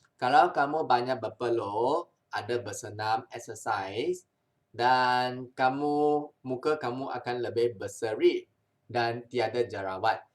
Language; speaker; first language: Malay; non-native, local second language; Chinese